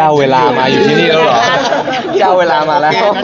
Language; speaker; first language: Thai; native; Thai